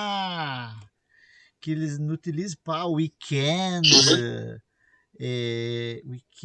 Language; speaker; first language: French; non-native, learner; Portuguese